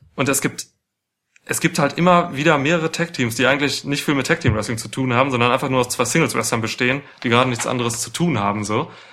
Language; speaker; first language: German; native; German